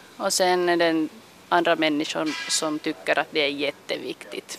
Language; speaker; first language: Swedish; non-native, local second language; Finnish